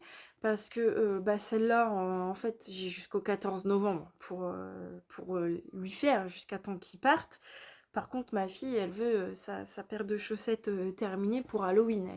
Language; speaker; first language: French; native; French